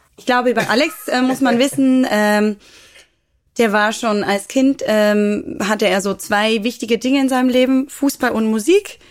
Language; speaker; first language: German; native; German